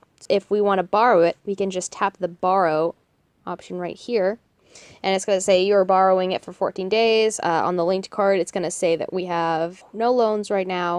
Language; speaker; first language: English; native; English